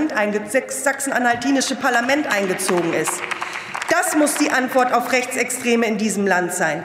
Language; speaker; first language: German; early bilingual, other home language; Turkish